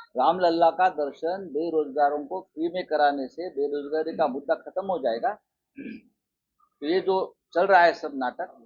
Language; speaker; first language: Hindi; non-native, local second language; Marathi